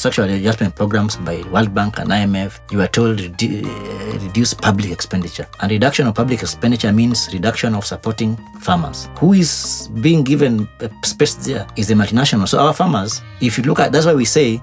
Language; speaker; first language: English; non-native, local second language; Luo (Kenya and Tanzania)